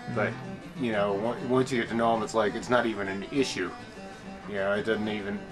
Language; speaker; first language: English; native; English